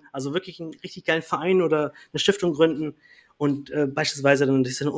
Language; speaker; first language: German; native; German